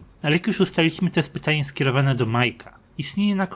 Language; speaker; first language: Polish; native; Polish